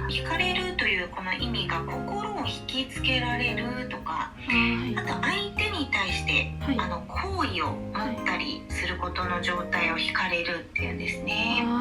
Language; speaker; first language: Japanese; native; Japanese